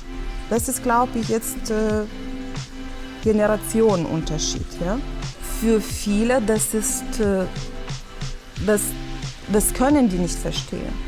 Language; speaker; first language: German; non-native, fluent; Lithuanian